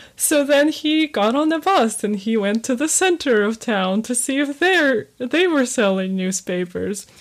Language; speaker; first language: English; early bilingual, other home language; Ukrainian